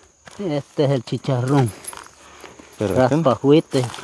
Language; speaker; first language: Spanish; native; Spanish